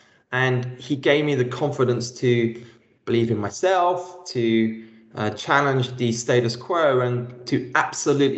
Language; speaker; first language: English; native; English